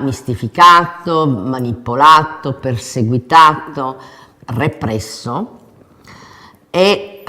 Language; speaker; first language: Italian; native; Italian